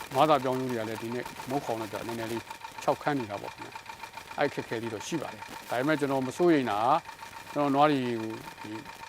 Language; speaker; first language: Burmese; native; Burmese